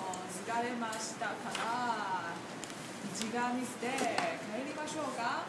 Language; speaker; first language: Japanese; non-native, learner; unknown